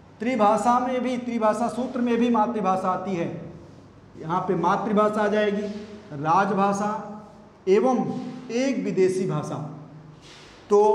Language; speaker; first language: Hindi; native; Hindi